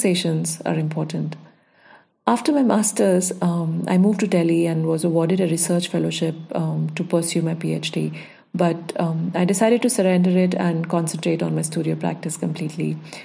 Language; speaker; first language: English; non-native, local second language; Hindi